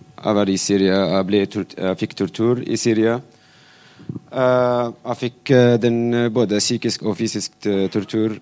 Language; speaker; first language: Norwegian; non-native, fluent; Arabic